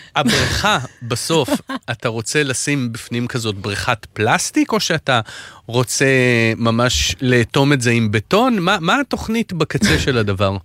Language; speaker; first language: Hebrew; native; Hebrew